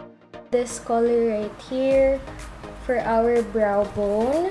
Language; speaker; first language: English; non-native, local second language; Filipino